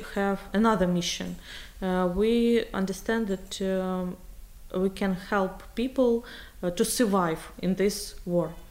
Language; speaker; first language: English; non-native, learner; Ukrainian